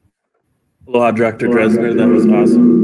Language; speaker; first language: English; native; English